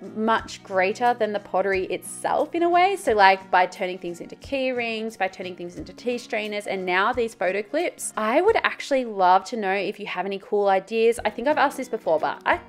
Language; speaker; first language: English; native; English